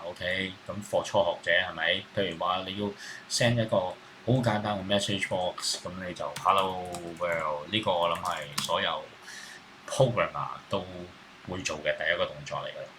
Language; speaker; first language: Cantonese; native; Cantonese